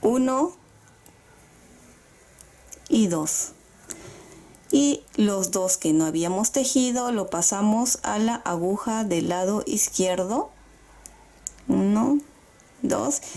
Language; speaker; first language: Spanish; native; Spanish